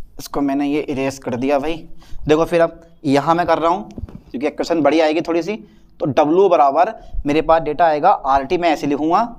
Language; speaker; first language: Hindi; native; Hindi